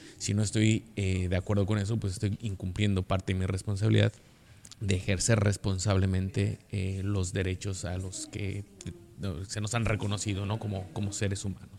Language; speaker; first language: Spanish; native; Spanish